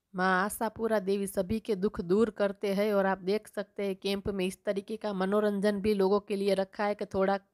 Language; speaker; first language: Hindi; non-native, local second language; Gujarati